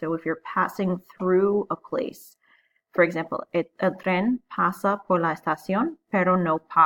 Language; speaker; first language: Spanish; non-native, fluent; English